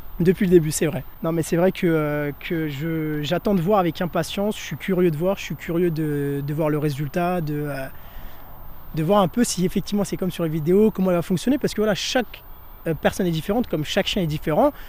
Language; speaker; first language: French; early bilingual, other home language; Portuguese